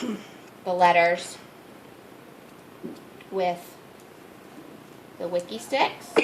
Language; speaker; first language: English; native; English